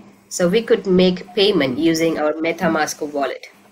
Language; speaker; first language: English; non-native, local second language; Tamil